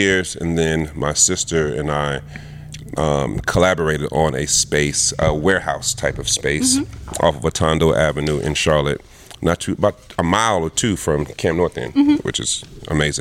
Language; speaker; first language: English; early bilingual, other home language; Lingala